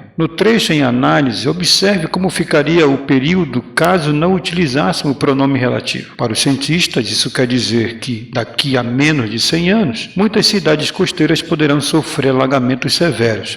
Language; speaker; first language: Portuguese; native; Portuguese